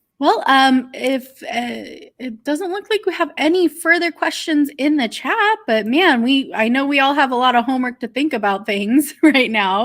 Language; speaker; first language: English; native; English